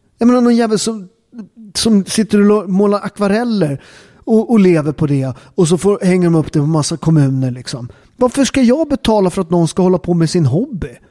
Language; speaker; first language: Swedish; native; Swedish